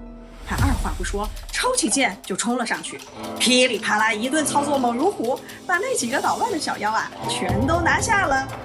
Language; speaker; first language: Chinese; native; Chinese